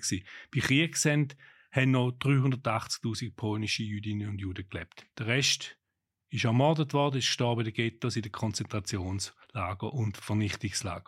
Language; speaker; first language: German; native; German